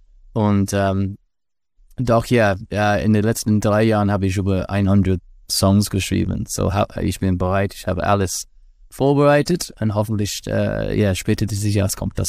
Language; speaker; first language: German; non-native, learner; English